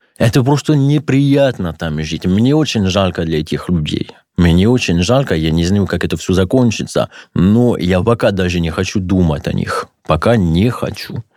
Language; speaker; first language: Russian; non-native, fluent; French